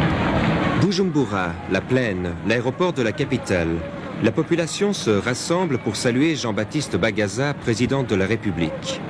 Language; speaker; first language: French; native; French